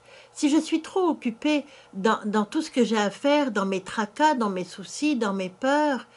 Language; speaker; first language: French; native; French